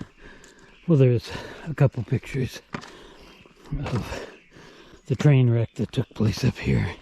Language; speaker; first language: English; native; English